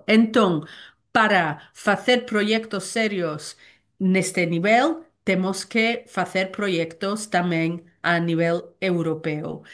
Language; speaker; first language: Portuguese; non-native, learner; Welsh